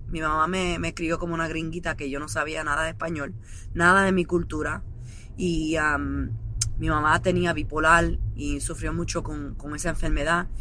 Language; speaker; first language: Spanish; early bilingual, heritage; Spanish